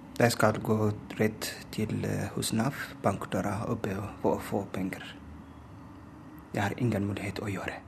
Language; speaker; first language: Norwegian; non-native, learner; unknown